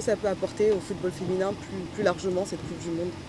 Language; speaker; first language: French; native; French